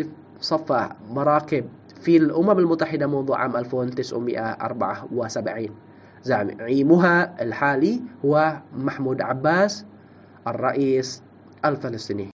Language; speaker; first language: Arabic; non-native, fluent; Indonesian